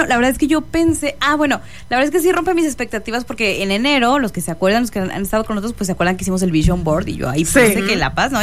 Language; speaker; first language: Spanish; native; Spanish